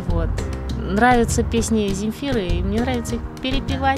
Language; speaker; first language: Russian; native; Russian